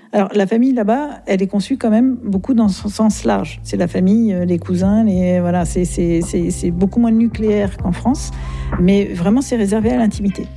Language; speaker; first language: French; native; French